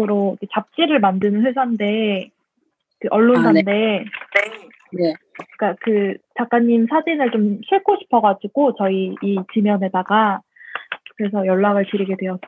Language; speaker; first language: Korean; native; Korean